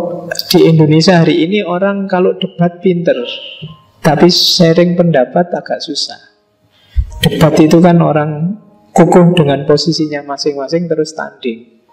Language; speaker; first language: Indonesian; native; Indonesian